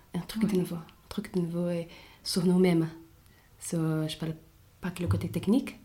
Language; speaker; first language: French; non-native, fluent; Portuguese